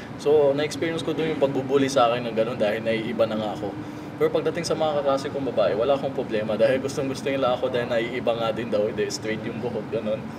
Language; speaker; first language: Filipino; native; Filipino